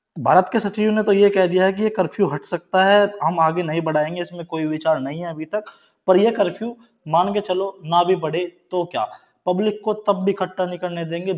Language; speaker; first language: Hindi; native; Hindi